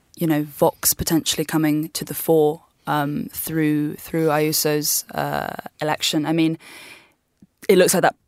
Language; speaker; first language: English; native; English